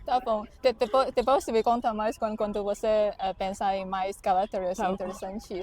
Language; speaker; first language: Portuguese; non-native, fluent; Chinese